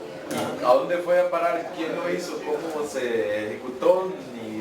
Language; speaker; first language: Spanish; native; Spanish